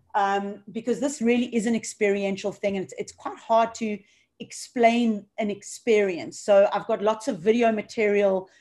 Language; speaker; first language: English; native; English